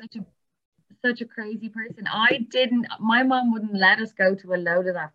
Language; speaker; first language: English; native; English